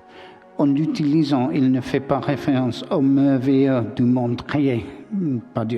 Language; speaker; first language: French; non-native, learner; English